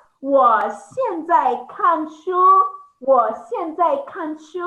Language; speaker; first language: Chinese; non-native, fluent; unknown